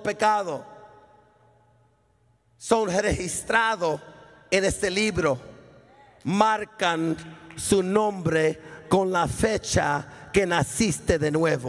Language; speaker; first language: Spanish; early bilingual, heritage; Spanish